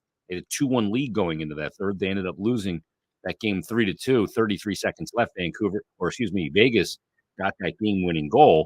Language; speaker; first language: English; native; English